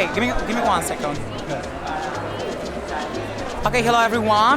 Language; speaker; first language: English; non-native, learner; Spanish